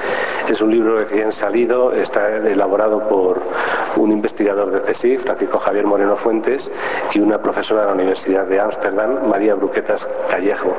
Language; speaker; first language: Spanish; native; Spanish